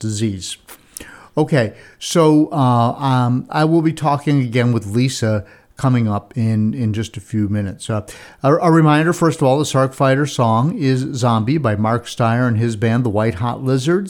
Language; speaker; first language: English; native; English